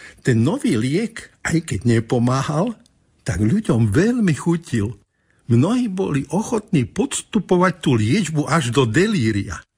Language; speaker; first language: Slovak; native; Slovak